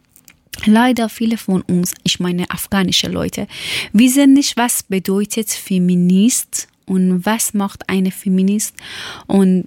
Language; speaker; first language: German; non-native, learner; Persian